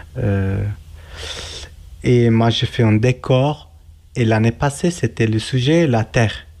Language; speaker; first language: French; non-native, learner; Kurdish